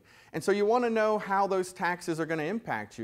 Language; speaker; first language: English; native; English